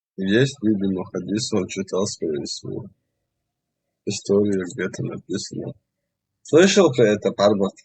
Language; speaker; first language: Russian; non-native, local second language; Chechen